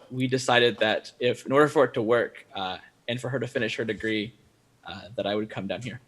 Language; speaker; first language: English; native; English